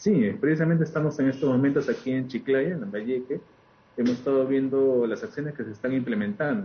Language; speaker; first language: Spanish; native; Spanish